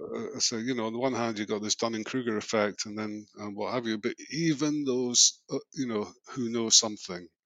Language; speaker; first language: English; native; English